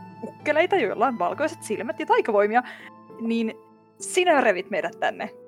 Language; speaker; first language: Finnish; native; Finnish